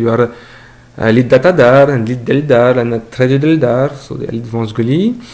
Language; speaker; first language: Norwegian; non-native, fluent; French